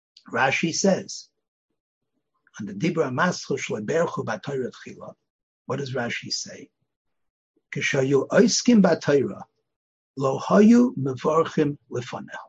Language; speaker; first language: English; native; English